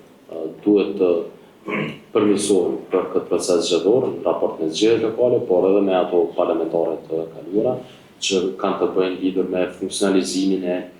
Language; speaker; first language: Albanian; native; Albanian